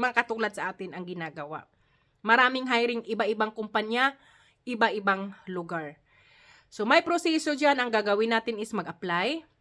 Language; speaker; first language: Filipino; non-native, local second language; Cebuano